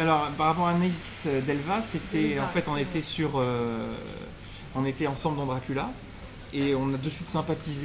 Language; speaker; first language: French; native; French